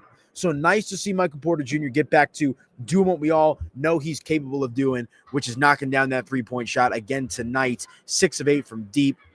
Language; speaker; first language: English; native; English